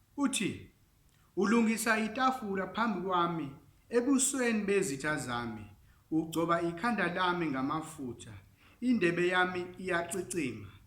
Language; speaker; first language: Zulu; non-native, local second language; English